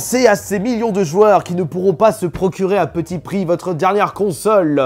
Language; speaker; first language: French; native; French